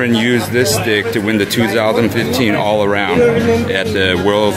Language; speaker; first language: English; native; English